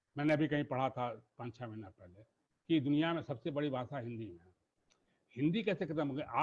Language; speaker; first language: Hindi; native; Hindi